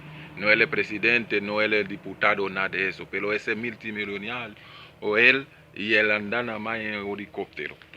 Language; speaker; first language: Spanish; non-native, learner; Haitian Creole